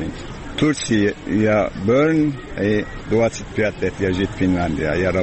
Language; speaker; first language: Russian; non-native, learner; Turkish